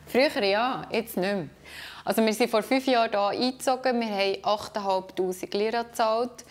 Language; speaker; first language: German; native; German